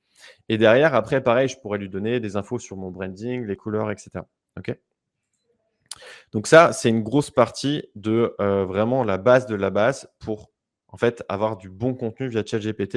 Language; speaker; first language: French; native; French